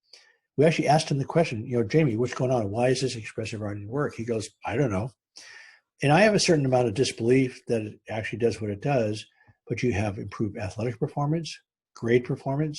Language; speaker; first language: English; native; English